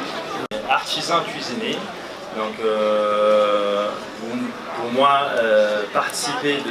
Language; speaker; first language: French; non-native, fluent; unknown